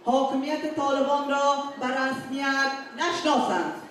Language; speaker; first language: Persian; non-native, local second language; Uzbek